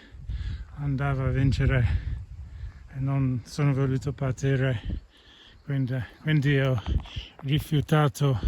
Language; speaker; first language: Italian; non-native, fluent; English